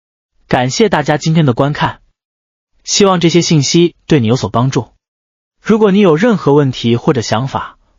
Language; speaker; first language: Chinese; native; Chinese